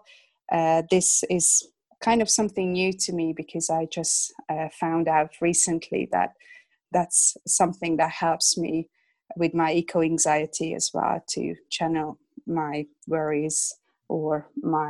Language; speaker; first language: English; non-native, fluent; Hungarian